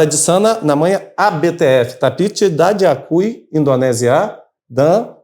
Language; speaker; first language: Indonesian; non-native, fluent; Portuguese